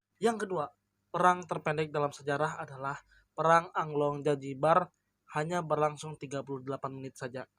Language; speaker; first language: Indonesian; non-native, local second language; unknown